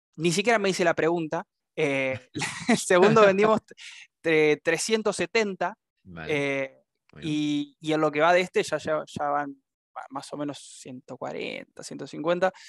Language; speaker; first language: Spanish; native; Spanish